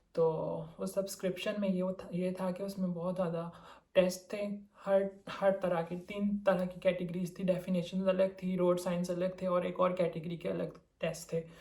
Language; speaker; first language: Urdu; non-native, local second language; Punjabi